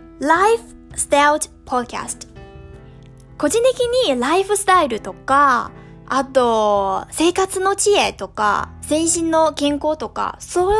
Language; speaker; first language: Japanese; non-native, fluent; Chinese